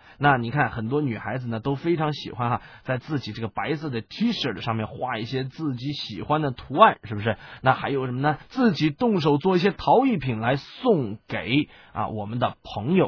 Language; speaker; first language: Chinese; native; Chinese